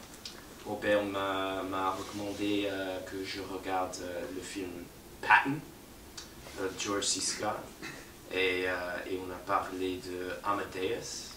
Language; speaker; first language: French; non-native, fluent; English